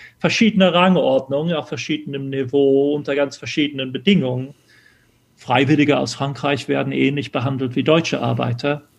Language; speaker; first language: German; early bilingual, other home language; English